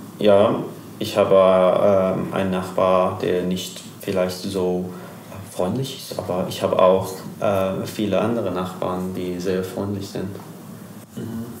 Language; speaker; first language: German; non-native, learner; Persian